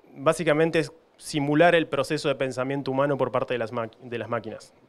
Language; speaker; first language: Spanish; native; Spanish